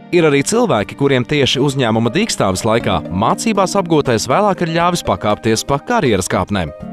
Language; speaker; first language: Latvian; native; Latvian